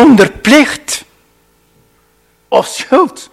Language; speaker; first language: Dutch; non-native, fluent; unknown